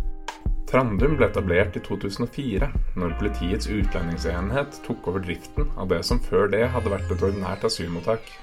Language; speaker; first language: Norwegian; native; Norwegian